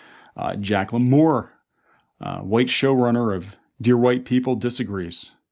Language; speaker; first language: English; native; English